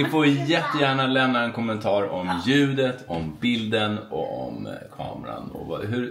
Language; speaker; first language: Swedish; native; Swedish